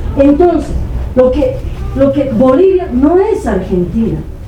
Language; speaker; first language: Spanish; native; Spanish